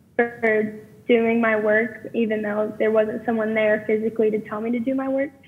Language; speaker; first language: English; native; English